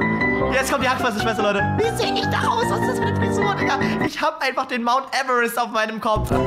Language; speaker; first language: German; native; German